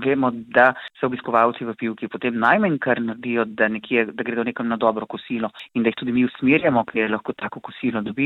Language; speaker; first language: Slovenian; native; Slovenian